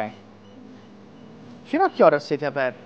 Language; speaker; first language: Italian; non-native, fluent; Portuguese